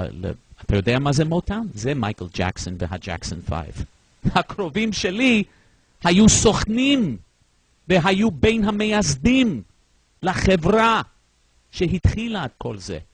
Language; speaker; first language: Hebrew; non-native, fluent; English